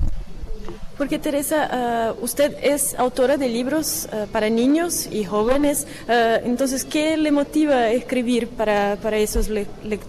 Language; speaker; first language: Spanish; non-native, fluent; Portuguese